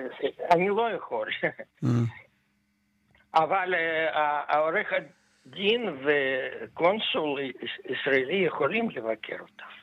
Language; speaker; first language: Hebrew; non-native, fluent; Russian